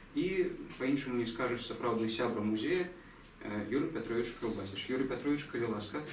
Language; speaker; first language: Belarusian; native; Belarusian